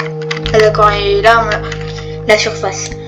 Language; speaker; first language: French; native; French